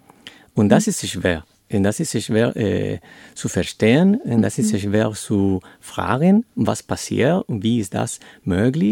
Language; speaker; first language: German; non-native, learner; Spanish